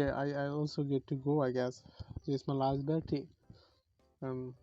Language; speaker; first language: English; non-native, learner; Bangla